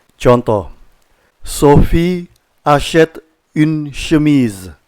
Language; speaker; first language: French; non-native, fluent; Indonesian